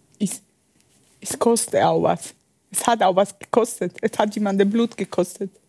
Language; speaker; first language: German; non-native, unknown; Spanish